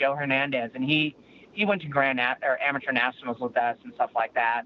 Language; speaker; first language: English; native; English